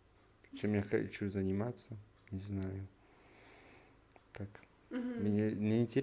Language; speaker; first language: Russian; non-native, learner; Hungarian